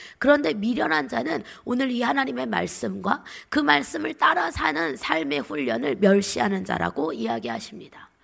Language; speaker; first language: Korean; native; Korean